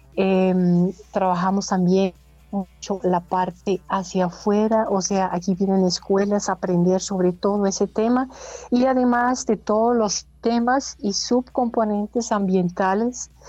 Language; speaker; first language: Spanish; non-native, fluent; German